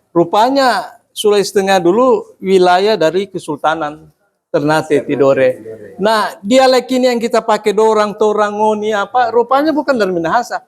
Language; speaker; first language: Indonesian; non-native, local second language; Buginese